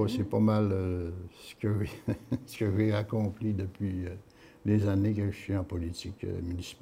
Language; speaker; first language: French; native; French